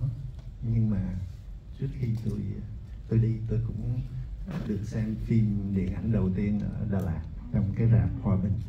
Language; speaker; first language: Vietnamese; early bilingual, heritage; Vietnamese